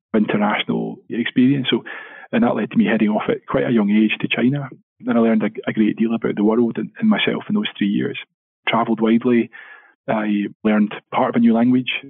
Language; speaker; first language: English; native; English